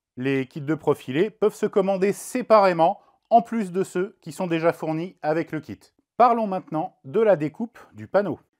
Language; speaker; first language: French; native; French